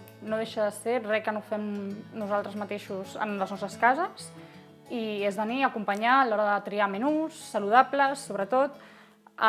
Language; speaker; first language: Catalan; native; Catalan